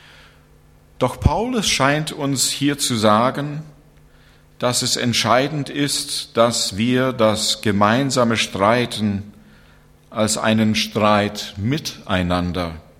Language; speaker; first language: German; non-native, fluent; English